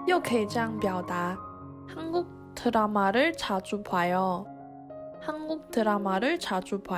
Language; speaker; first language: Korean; non-native, fluent; Chinese